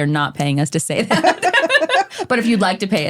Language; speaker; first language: English; native; English